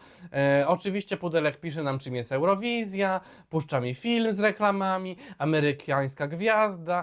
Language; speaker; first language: Polish; native; Polish